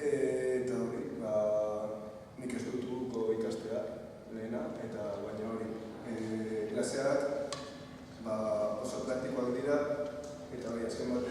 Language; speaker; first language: Basque; non-native, local second language; Spanish